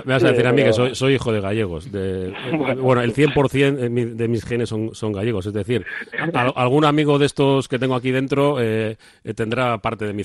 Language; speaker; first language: Spanish; native; Spanish